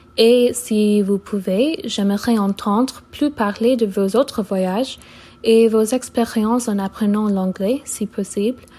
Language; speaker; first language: French; non-native, learner; English